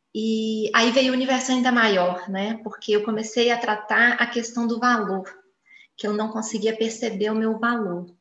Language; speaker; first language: Portuguese; native; Portuguese